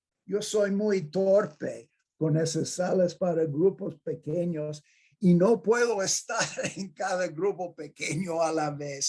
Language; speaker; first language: Spanish; non-native, fluent; English